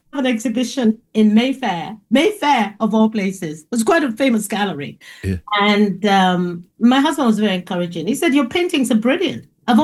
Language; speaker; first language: English; non-native, local second language; Igbo